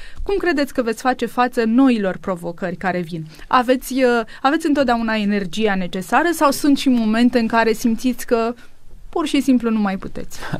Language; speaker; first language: Romanian; native; Romanian